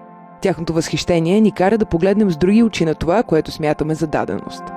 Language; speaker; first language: Bulgarian; native; Bulgarian